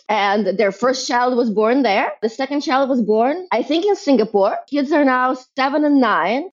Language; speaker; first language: English; early bilingual, other home language; Russian